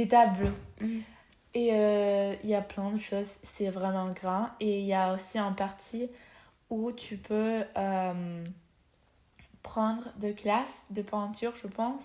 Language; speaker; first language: French; non-native, learner; Spanish